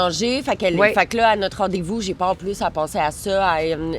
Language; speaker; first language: French; native; French